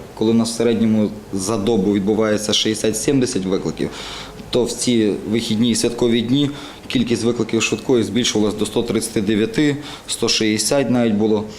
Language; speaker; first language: Ukrainian; native; Ukrainian